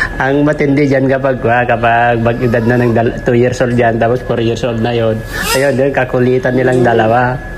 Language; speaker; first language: Filipino; non-native, local second language; Iloko